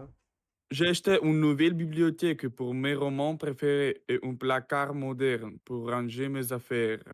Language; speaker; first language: French; non-native, learner; Russian